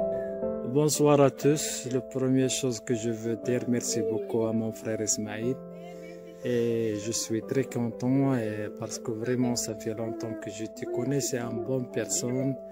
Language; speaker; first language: French; non-native, learner; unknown